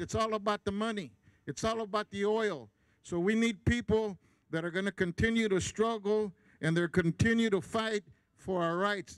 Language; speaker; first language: English; early bilingual, other home language; Spanish